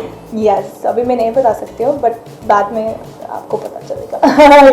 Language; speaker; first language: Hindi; non-native, fluent; Arabic